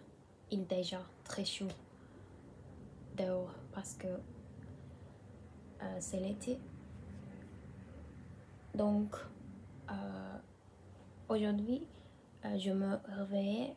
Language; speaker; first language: French; non-native, learner; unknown